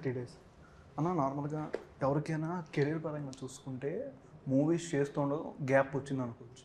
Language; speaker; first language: Telugu; native; Telugu